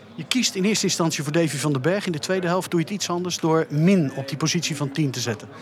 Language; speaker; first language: Dutch; native; Dutch